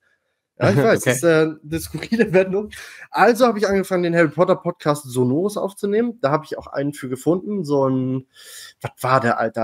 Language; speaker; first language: German; native; German